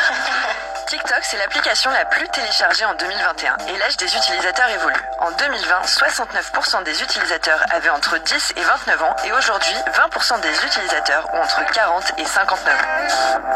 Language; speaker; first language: French; native; French